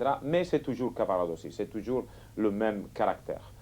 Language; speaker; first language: French; non-native, fluent; Catalan